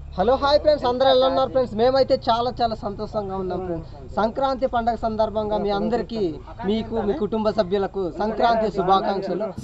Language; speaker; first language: Telugu; non-native, local second language; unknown